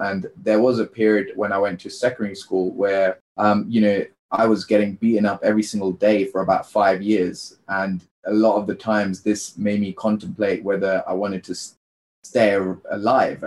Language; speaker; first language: English; native; English